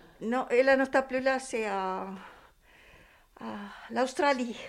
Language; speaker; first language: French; non-native, learner; Spanish